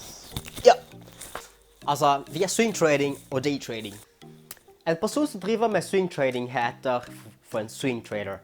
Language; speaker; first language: Norwegian; native; Norwegian